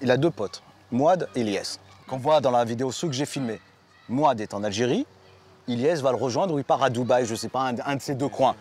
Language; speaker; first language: French; native; French